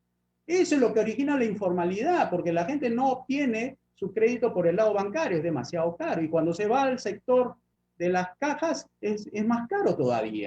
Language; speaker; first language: Spanish; native; Spanish